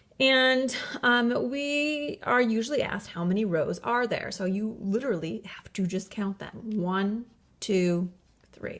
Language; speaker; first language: English; native; English